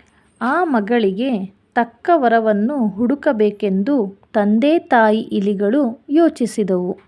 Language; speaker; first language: Kannada; native; Kannada